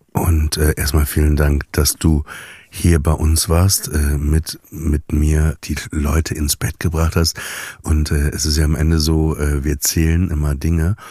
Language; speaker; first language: German; native; German